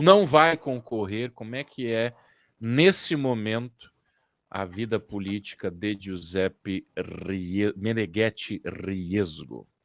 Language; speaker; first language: Portuguese; native; Portuguese